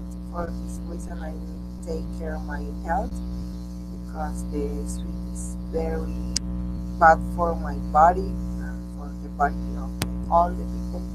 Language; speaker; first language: English; non-native, learner; Spanish